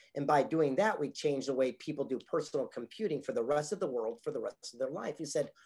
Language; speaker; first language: English; native; English